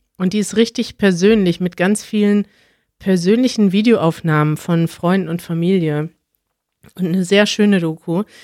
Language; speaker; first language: German; native; German